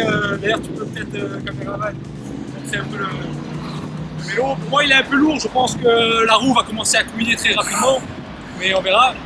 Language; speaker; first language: French; native; French